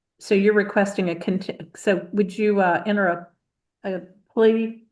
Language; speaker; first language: English; native; English